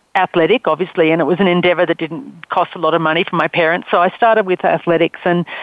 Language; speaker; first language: English; native; English